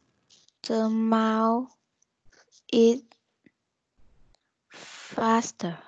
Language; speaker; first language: English; non-native, learner; Vietnamese